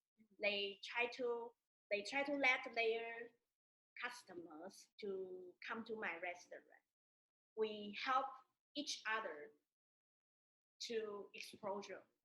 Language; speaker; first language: English; non-native, learner; Chinese